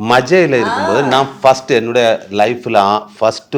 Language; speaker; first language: Tamil; non-native, learner; Malayalam